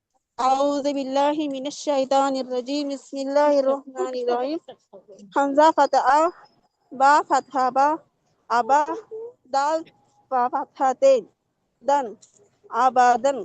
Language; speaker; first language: Arabic; non-native, learner; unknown